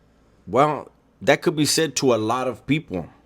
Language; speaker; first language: English; native; English